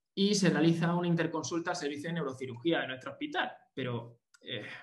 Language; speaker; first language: Spanish; native; Spanish